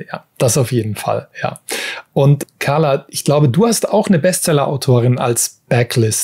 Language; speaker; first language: German; native; German